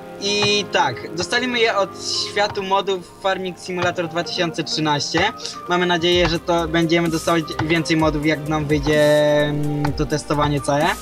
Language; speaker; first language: Polish; native; Polish